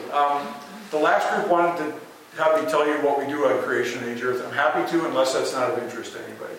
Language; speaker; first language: English; native; English